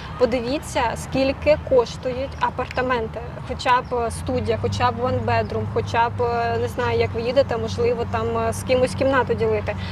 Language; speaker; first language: Ukrainian; native; Ukrainian